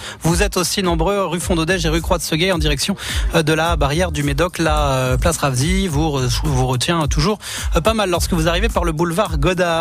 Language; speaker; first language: French; native; French